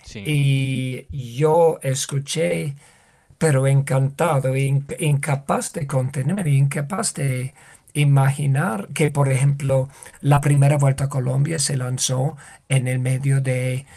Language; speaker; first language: Spanish; non-native, fluent; English